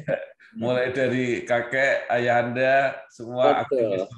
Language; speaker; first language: Indonesian; native; Indonesian